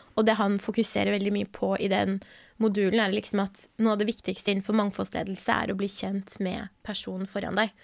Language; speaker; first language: Norwegian; early bilingual, other home language; Persian